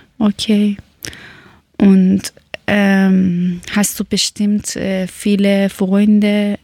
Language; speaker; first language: German; non-native, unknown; Persian